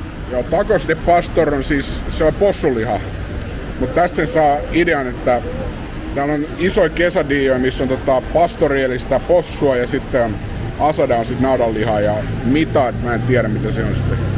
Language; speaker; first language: Finnish; native; Finnish